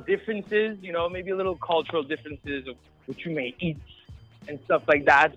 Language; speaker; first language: English; native; English